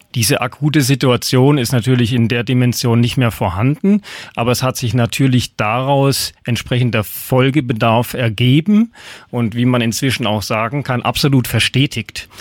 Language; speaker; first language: German; native; German